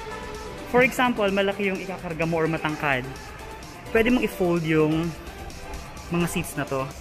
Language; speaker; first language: Filipino; native; Filipino